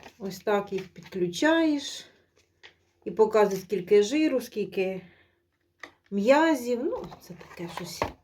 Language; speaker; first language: Ukrainian; native; Ukrainian